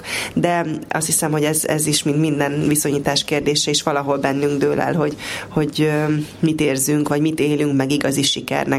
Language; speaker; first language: Hungarian; native; Hungarian